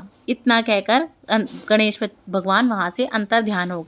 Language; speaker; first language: Hindi; native; Hindi